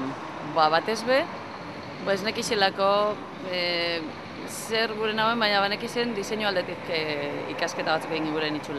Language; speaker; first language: Basque; native; Basque